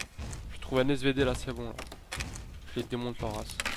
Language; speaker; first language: French; native; French